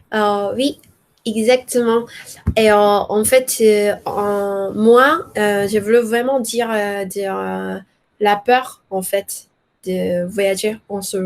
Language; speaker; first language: French; non-native, learner; Korean